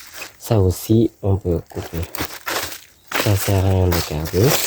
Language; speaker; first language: French; non-native, learner; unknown